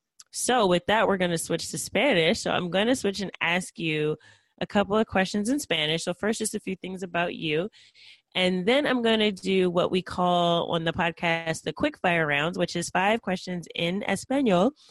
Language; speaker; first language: English; native; English